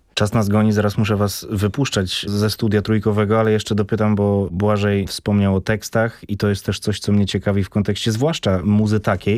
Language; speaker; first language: Polish; native; Polish